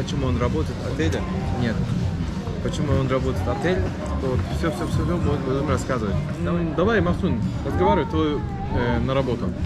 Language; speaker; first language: Russian; non-native, learner; Turkish